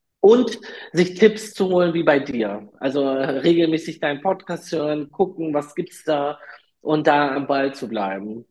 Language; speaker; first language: German; early bilingual, other home language; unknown